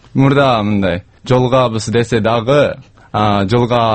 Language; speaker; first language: Kyrgyz; non-native, learner; Japanese